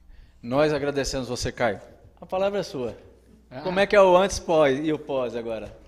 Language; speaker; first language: Portuguese; native; Portuguese